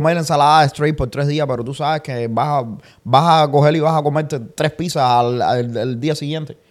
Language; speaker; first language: Spanish; native; Spanish